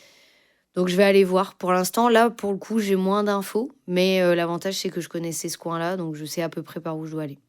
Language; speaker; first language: French; native; French